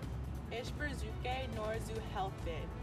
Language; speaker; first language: German; non-native, learner; English